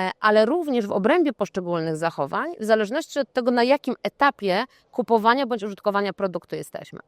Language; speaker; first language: Polish; native; Polish